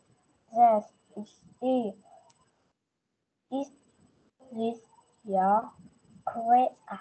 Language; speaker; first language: English; non-native, learner; Vietnamese